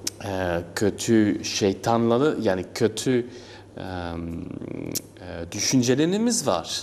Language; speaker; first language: Turkish; non-native, learner; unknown